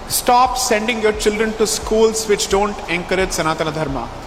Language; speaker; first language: English; non-native, local second language; Tamil